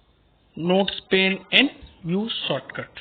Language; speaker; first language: English; non-native, local second language; Hindi